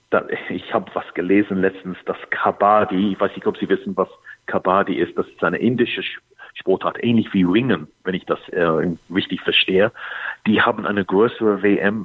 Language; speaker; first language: German; non-native, fluent; English